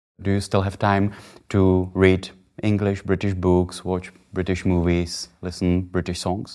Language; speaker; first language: English; non-native, fluent; Czech